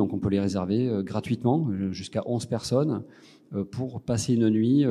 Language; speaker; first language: French; native; French